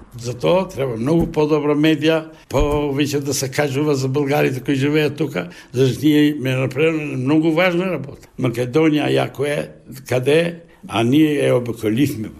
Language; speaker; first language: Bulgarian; early bilingual, heritage; Bulgarian